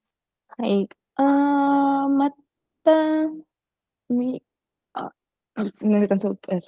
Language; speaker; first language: Japanese; non-native, learner; Spanish